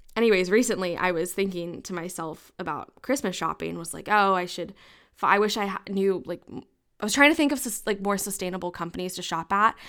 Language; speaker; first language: English; native; English